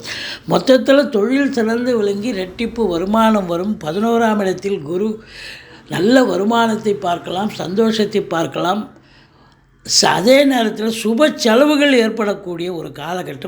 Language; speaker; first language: Tamil; native; Tamil